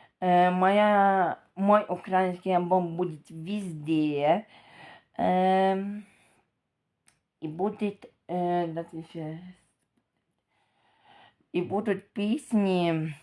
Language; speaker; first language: Russian; non-native, local second language; Ukrainian